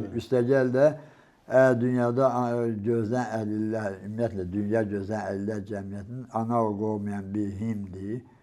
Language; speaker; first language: Azerbaijani; non-native, local second language; Georgian